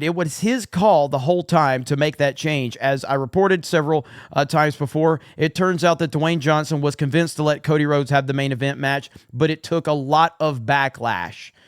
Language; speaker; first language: English; native; English